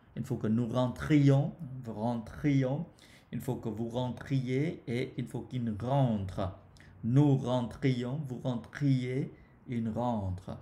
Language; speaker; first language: French; non-native, fluent; Vietnamese